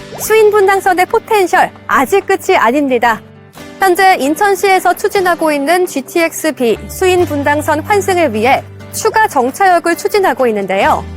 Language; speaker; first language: Korean; native; Korean